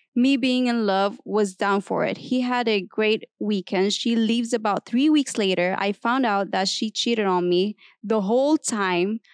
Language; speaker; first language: English; non-native, fluent; Arabic